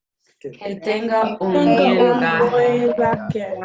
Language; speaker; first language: Spanish; non-native, learner; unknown